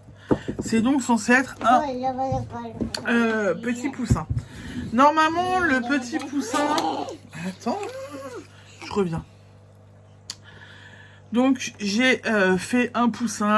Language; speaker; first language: French; native; French